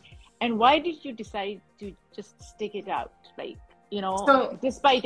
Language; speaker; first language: English; non-native, local second language; Urdu